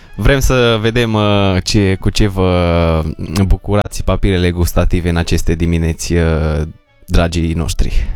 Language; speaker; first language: Romanian; native; Romanian